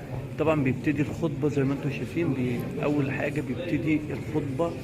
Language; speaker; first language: Arabic; native; Arabic